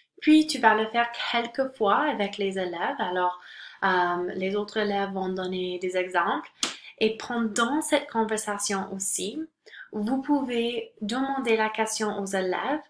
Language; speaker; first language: French; non-native, local second language; English